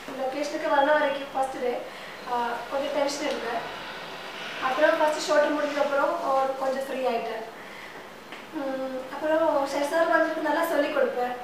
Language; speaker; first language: Tamil; non-native, learner; Malayalam